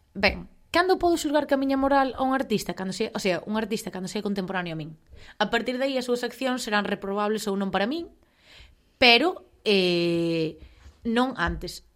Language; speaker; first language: Galician; non-native, local second language; Spanish